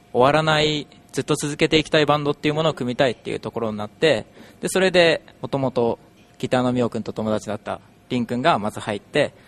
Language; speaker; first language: Japanese; native; Japanese